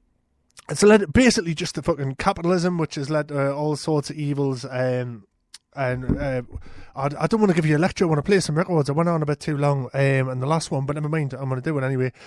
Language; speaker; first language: English; native; English